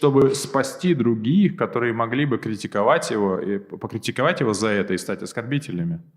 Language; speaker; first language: Russian; native; Russian